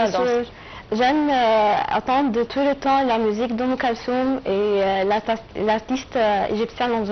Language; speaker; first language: French; non-native, learner; Arabic